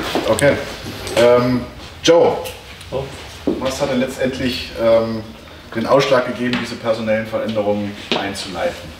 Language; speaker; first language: German; native; German